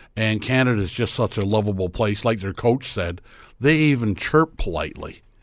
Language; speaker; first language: English; native; English